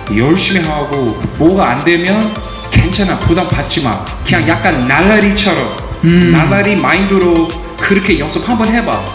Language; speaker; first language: Korean; non-native, fluent; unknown